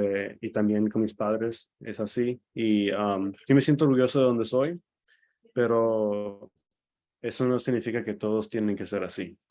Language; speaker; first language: Spanish; early bilingual, other home language; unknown